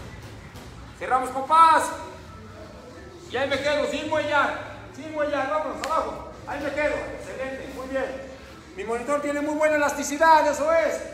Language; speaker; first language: Spanish; native; Spanish